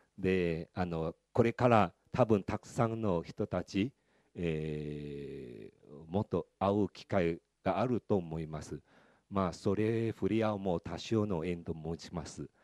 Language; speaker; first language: Japanese; non-native, fluent; Chinese